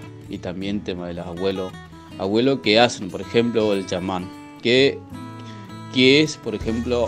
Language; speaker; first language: Spanish; non-native, local second language; Guarani